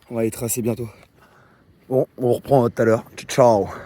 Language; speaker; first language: French; native; French